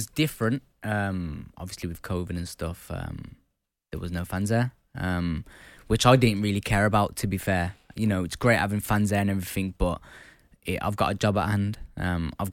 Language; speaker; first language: English; native; English